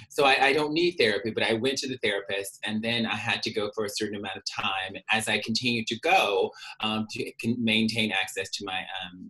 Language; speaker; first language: English; native; English